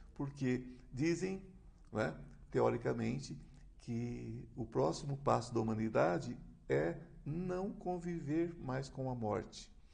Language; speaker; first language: Portuguese; native; Portuguese